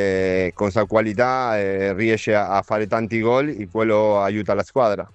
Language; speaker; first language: Italian; non-native, fluent; Spanish